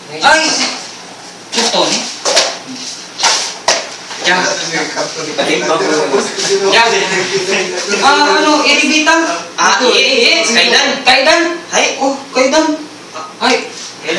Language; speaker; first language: Japanese; non-native, learner; Filipino